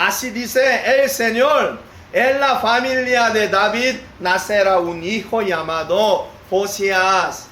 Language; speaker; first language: Spanish; non-native, learner; Korean